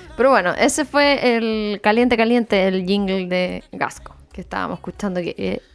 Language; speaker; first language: Spanish; native; Spanish